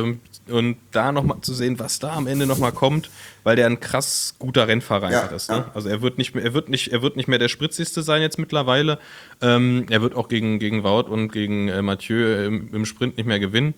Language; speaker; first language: German; native; German